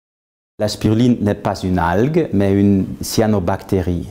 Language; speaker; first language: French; non-native, fluent; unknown